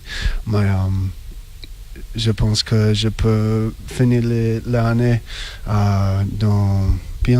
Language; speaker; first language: French; non-native, learner; English